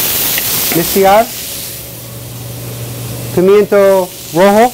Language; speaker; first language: Spanish; non-native, learner; English